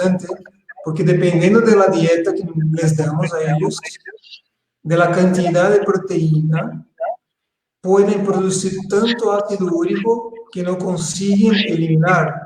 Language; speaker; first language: Spanish; non-native, fluent; Portuguese